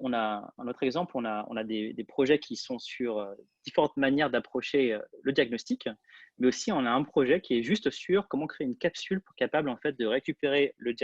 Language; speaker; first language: French; native; French